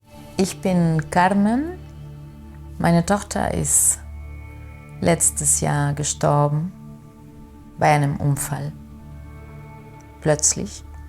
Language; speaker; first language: German; non-native, fluent; Spanish